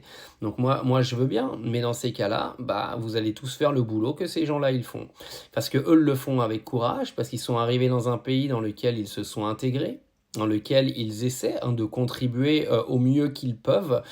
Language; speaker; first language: French; native; French